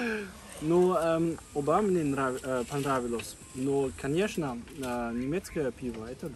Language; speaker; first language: Russian; non-native, learner; German